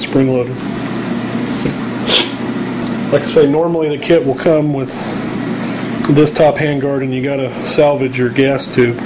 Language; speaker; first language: English; native; English